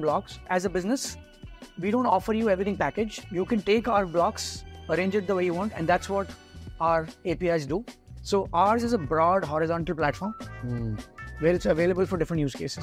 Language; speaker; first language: English; non-native, local second language; Hindi